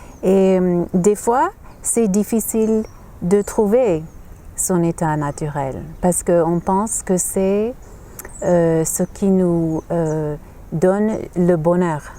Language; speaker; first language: French; non-native, fluent; English